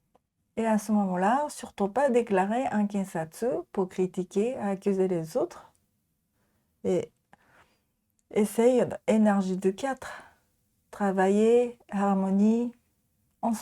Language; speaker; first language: French; non-native, fluent; Japanese